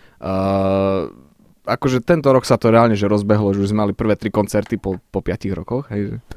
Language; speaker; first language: Slovak; early bilingual, other home language; Czech